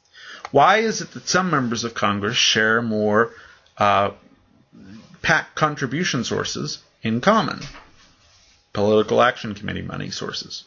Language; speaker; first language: English; native; English